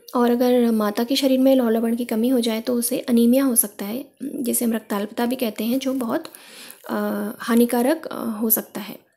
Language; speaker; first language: Hindi; native; Hindi